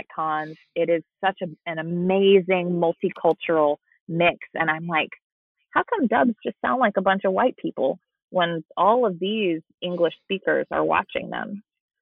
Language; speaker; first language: English; native; English